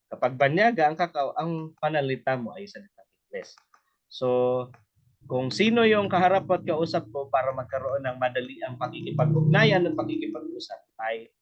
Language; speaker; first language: Filipino; non-native, local second language; Bikol